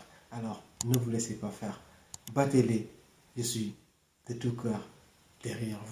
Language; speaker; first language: French; non-native, local second language; Wolof